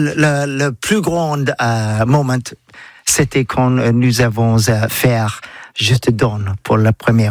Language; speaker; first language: French; non-native, learner; English